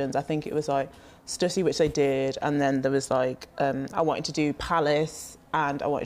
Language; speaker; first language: English; native; English